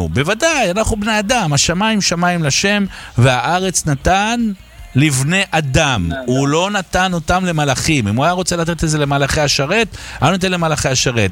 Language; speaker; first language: Hebrew; native; Hebrew